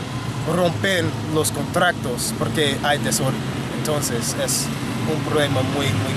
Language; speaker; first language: Spanish; non-native, fluent; English